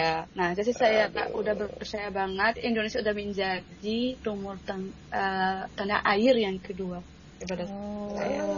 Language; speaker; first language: Indonesian; non-native, fluent; Arabic